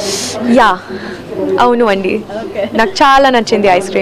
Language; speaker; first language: Telugu; non-native, learner; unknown